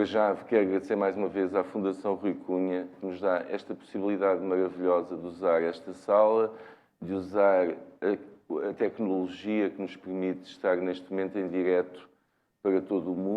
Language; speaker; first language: Portuguese; native; Portuguese